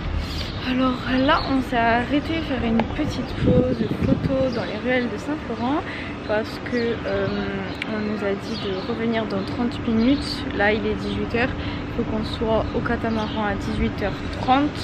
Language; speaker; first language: French; native; French